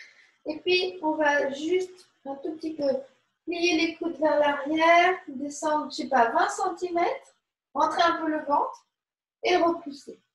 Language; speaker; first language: French; native; French